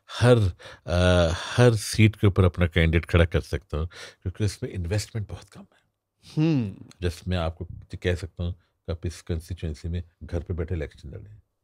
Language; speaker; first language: Urdu; non-native, local second language; Punjabi